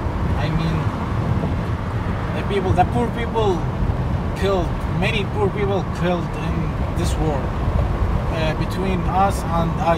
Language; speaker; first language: English; non-native, fluent; Arabic